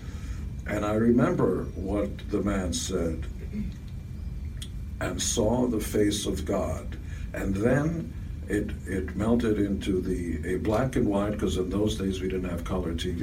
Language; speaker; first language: English; non-native, fluent; Hebrew